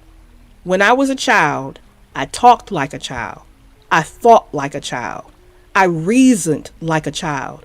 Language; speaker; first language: English; native; English